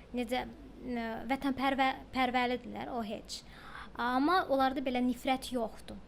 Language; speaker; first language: Azerbaijani; early bilingual, heritage; Ukrainian